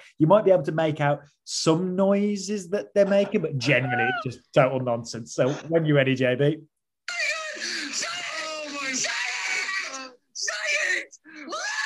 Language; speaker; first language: English; native; English